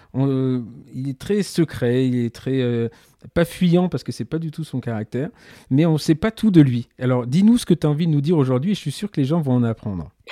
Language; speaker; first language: French; native; French